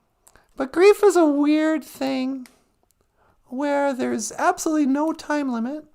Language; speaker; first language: English; native; English